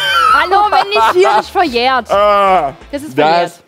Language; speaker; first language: German; native; German